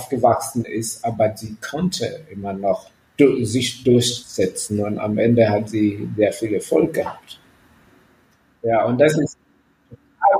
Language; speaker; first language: German; non-native, fluent; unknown